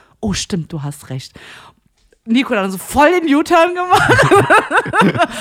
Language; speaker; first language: German; early bilingual, other home language; Korean